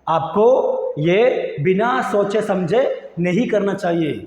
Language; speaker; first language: Hindi; non-native, local second language; Malayalam